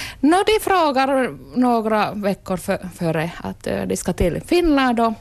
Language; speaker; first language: Swedish; non-native, local second language; Finnish